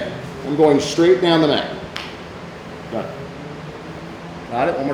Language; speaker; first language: English; native; English